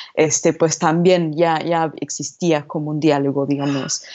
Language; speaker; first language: Spanish; non-native, fluent; English